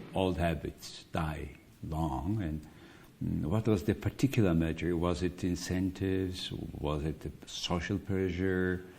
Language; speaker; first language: English; non-native, fluent; Mongolian